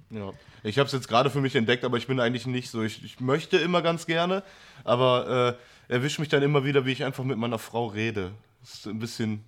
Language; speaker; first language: German; native; German